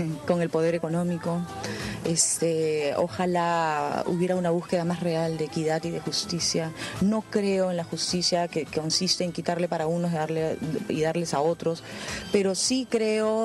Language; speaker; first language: Spanish; native; Spanish